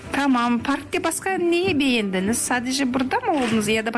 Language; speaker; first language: Turkish; non-native, fluent; Kazakh